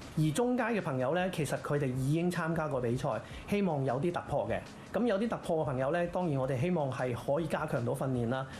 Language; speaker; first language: Cantonese; native; Cantonese